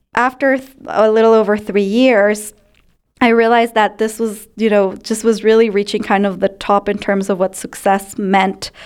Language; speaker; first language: English; non-native, fluent; Spanish